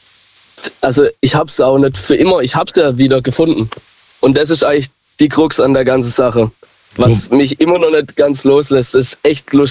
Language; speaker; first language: German; native; German